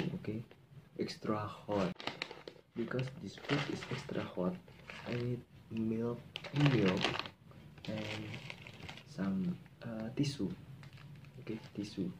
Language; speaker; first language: English; non-native, learner; Indonesian